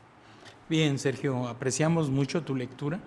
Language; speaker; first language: Spanish; native; Spanish